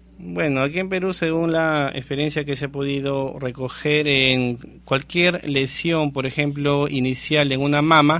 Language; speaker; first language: Spanish; native; Spanish